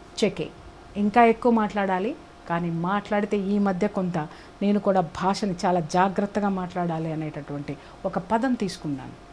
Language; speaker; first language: Telugu; native; Telugu